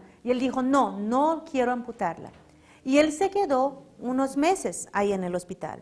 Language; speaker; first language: Spanish; non-native, fluent; Portuguese